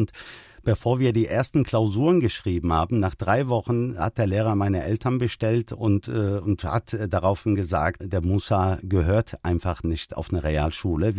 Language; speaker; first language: German; early bilingual, other home language; Turkish